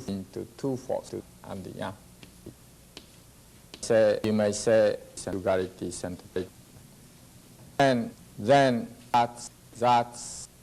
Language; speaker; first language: English; non-native, learner; Japanese